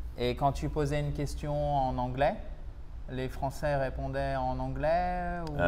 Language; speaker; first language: French; native; French